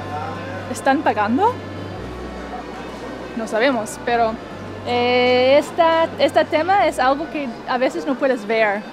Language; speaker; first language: Spanish; non-native, fluent; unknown